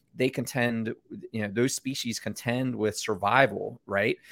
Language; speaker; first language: English; native; English